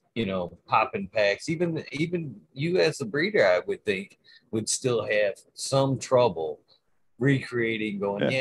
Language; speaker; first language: English; native; English